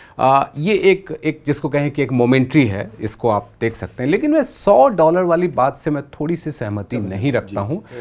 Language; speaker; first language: Hindi; native; Hindi